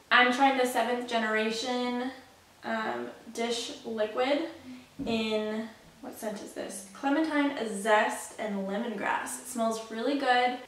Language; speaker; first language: English; native; English